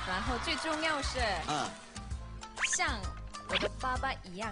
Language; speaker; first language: Chinese; non-native, learner; Korean